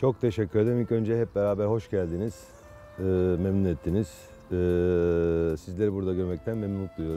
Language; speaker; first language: Turkish; native; Turkish